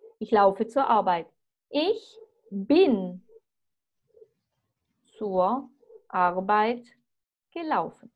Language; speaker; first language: German; non-native, fluent; Spanish